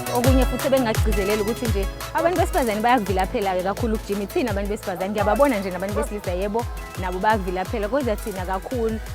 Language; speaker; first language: Zulu; native; Zulu